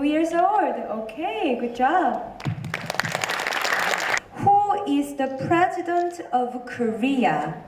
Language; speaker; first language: English; non-native, learner; Korean